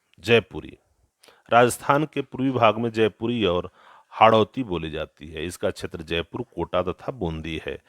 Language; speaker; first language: Hindi; native; Hindi